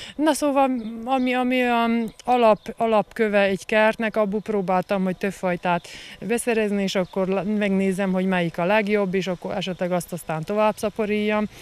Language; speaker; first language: Hungarian; native; Hungarian